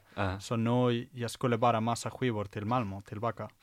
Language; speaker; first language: Swedish; non-native, fluent; Spanish